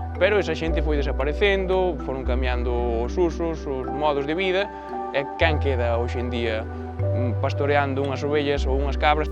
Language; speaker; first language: Galician; native; Galician